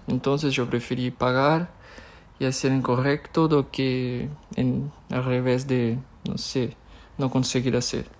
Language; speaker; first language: Spanish; non-native, fluent; Portuguese